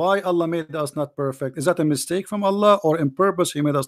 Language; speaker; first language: English; non-native, fluent; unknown